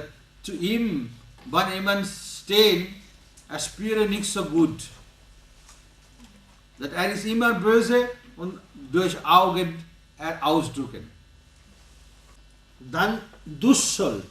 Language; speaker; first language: German; non-native, learner; Bangla